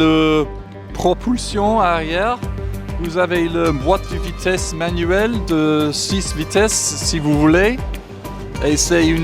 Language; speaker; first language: French; non-native, fluent; English